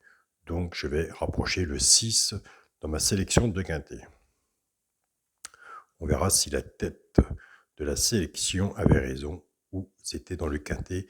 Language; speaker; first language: French; native; French